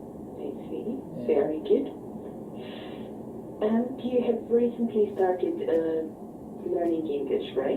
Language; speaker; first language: English; non-native, fluent; Bosnian